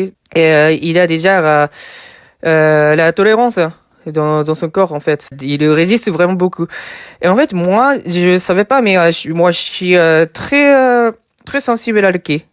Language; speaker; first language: French; non-native, fluent; Japanese